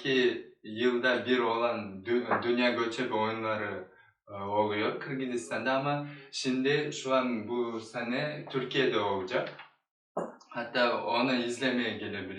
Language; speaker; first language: Turkish; non-native, learner; Kyrgyz